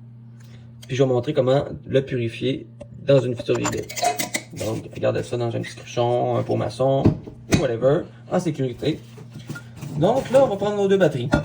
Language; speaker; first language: French; native; French